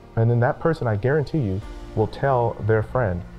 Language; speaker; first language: English; native; English